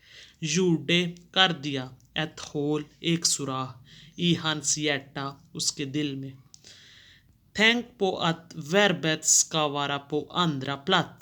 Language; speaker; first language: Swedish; non-native, fluent; Urdu